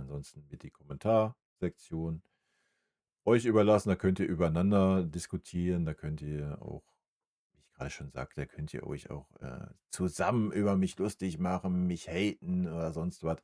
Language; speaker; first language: German; native; German